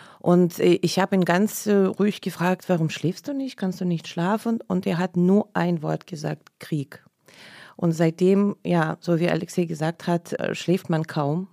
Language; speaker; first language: German; non-native, fluent; Russian